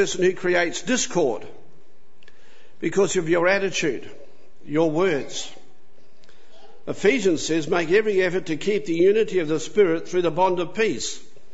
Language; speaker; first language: English; native; English